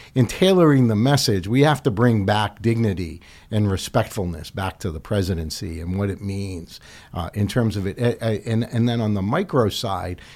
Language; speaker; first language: English; native; English